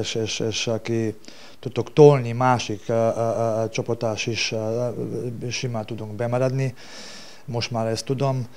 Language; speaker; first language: Hungarian; non-native, learner; Serbian